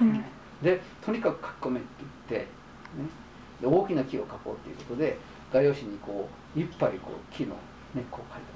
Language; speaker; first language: Japanese; native; Japanese